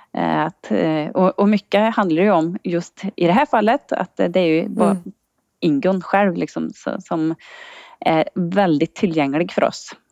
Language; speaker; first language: Swedish; native; Swedish